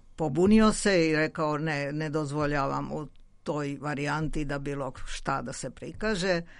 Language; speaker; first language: Croatian; non-native, fluent; Georgian